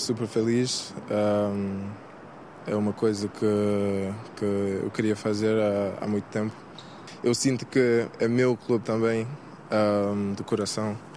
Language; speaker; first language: Portuguese; non-native, fluent; English